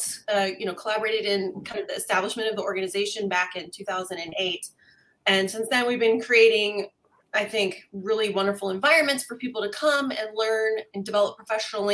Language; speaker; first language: English; native; English